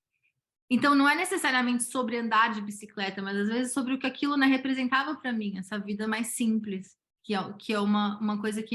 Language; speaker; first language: Portuguese; native; Portuguese